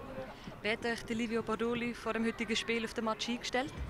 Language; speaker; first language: German; native; German